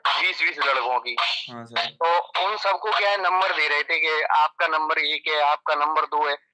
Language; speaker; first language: Hindi; native; Hindi